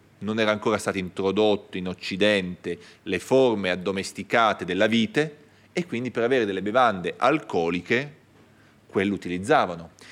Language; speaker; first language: Italian; native; Italian